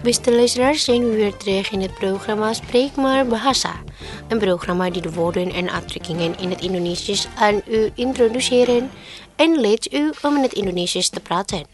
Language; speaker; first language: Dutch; non-native, local second language; Indonesian